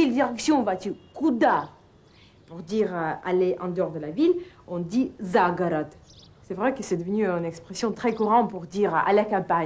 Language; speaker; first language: French; non-native, fluent; Russian